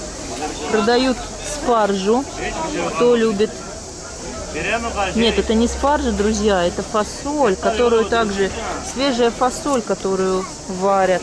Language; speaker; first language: Russian; native; Russian